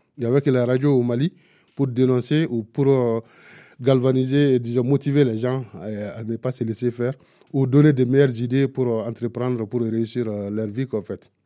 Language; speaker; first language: French; non-native, local second language; Bambara